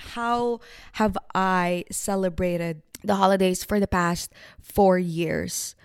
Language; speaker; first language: English; non-native, local second language; Filipino